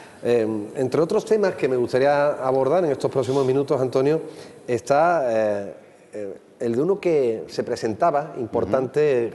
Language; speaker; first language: Spanish; native; Spanish